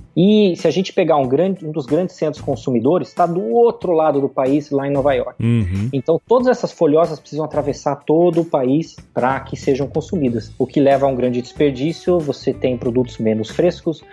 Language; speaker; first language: Portuguese; native; Portuguese